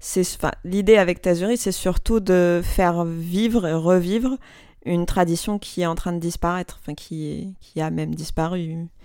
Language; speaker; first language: French; non-native, local second language; Arabic